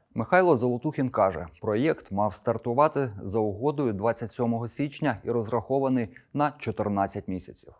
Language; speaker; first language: Ukrainian; native; Ukrainian